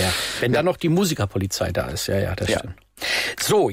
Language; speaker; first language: German; native; German